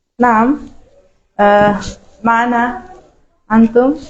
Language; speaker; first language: Arabic; non-native, learner; Bangla